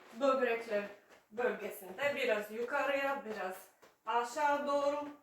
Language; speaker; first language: Turkish; non-native, fluent; Serbian